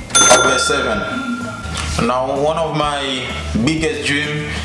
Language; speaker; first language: English; non-native, learner; Haitian Creole